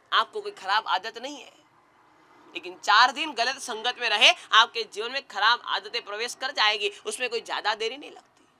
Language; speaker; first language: Hindi; non-native, local second language; Gujarati